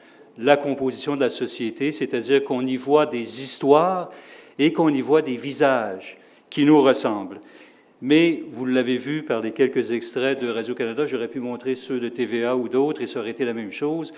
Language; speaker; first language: French; native; French